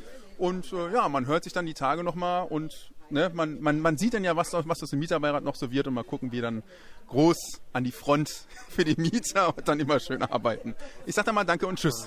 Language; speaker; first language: German; native; German